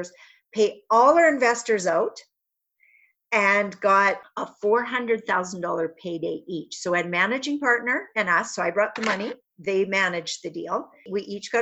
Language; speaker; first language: English; native; English